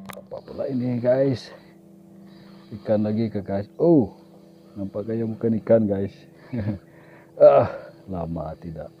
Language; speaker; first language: Malay; native; Malay